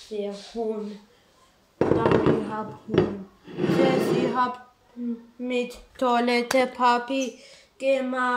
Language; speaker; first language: German; non-native, learner; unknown